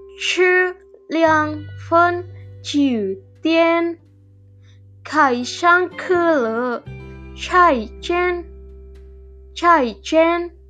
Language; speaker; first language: Chinese; non-native, learner; Indonesian